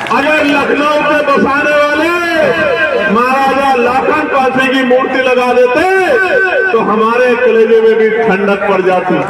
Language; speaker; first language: Hindi; native; Hindi